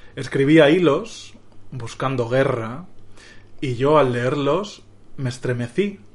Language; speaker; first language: Spanish; native; Spanish